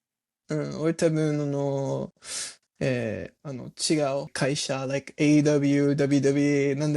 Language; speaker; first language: Japanese; non-native, learner; English